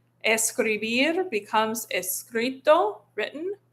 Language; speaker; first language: Spanish; non-native, fluent; English